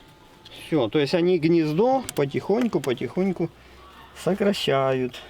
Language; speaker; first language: Russian; native; Russian